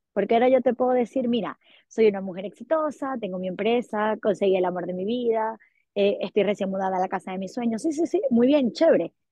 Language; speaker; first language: Spanish; native; Spanish